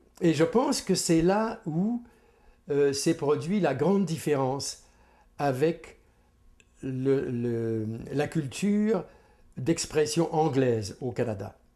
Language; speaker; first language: French; native; French